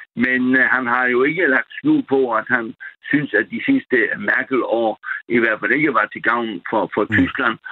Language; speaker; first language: Danish; non-native, local second language; German